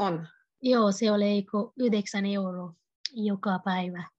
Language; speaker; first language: Finnish; non-native, learner; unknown